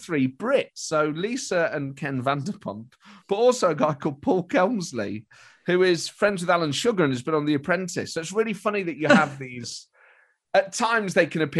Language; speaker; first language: English; native; English